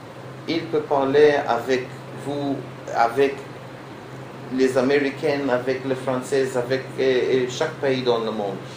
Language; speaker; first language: French; non-native, learner; Hebrew